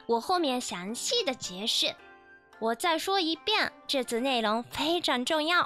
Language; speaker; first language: Chinese; non-native, learner; Japanese